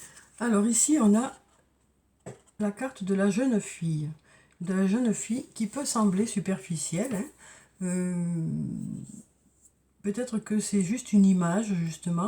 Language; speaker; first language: French; native; French